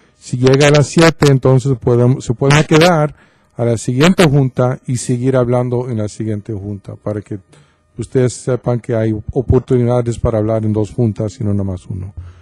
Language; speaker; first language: Spanish; early bilingual, heritage; Spanish